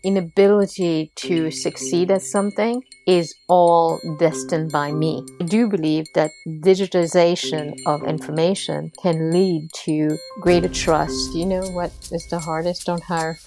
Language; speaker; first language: English; non-native, fluent; French